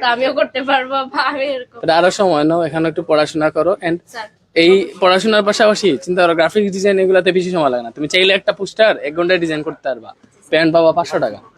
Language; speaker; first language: Bangla; native; Bangla